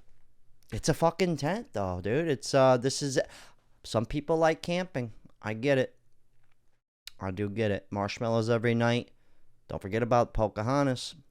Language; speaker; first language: English; native; English